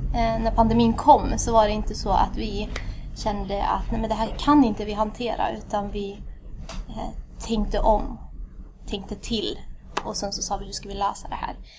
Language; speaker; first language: Swedish; early bilingual, other home language; Tigrinya